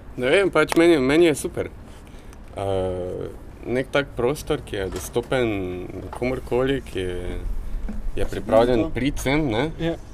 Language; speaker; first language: Slovenian; native; Slovenian